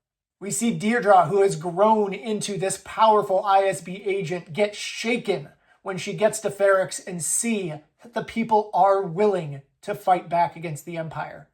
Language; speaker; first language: English; native; English